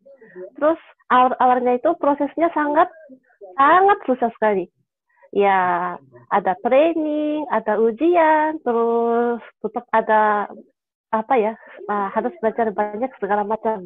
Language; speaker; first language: Indonesian; non-native, fluent; Japanese